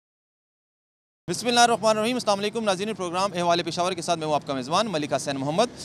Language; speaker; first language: Urdu; native; Urdu